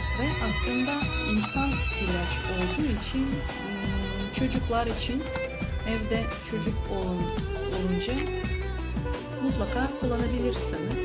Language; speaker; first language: Turkish; non-native, learner; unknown